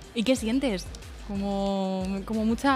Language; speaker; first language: Spanish; native; Spanish